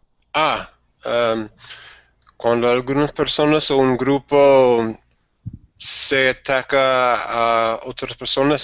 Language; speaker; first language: Spanish; non-native, learner; English